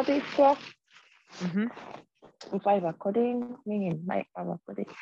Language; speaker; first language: Finnish; non-native, learner; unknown